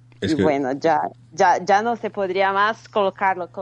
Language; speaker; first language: Spanish; non-native, fluent; Portuguese